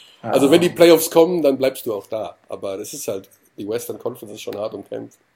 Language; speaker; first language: German; native; German